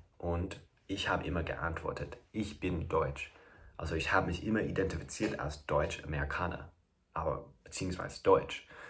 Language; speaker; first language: German; non-native, fluent; English